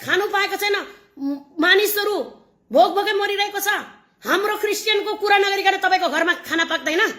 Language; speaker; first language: Nepali; native; Nepali